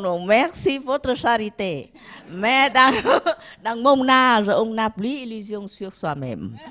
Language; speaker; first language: French; non-native, learner; Vietnamese